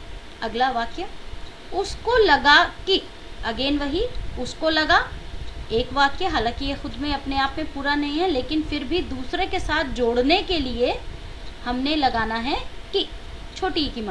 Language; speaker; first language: Hindi; native; Hindi